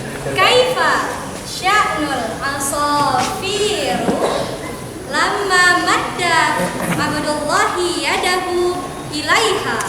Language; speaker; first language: Arabic; non-native, fluent; Indonesian